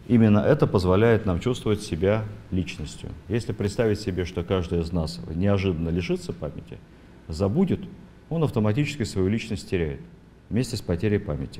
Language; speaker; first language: Russian; native; Russian